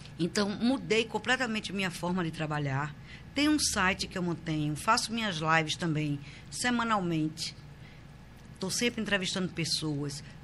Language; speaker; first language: Portuguese; native; Portuguese